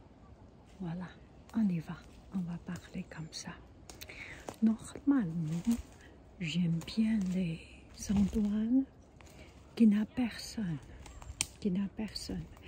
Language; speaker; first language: French; non-native, learner; Chinese